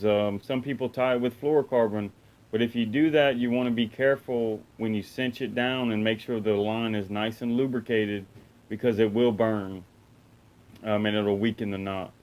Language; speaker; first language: English; native; English